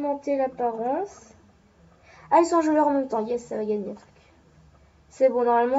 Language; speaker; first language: French; native; French